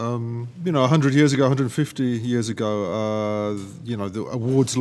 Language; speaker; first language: English; native; English